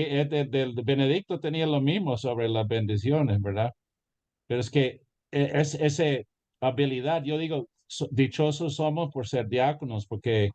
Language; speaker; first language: Spanish; early bilingual, heritage; Spanish